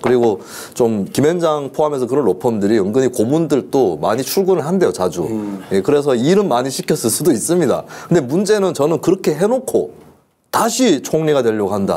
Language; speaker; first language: Korean; native; Korean